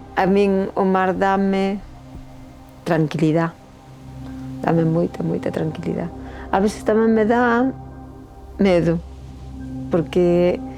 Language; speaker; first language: Galician; native; Galician